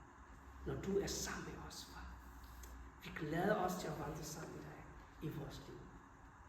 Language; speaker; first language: Danish; non-native, fluent; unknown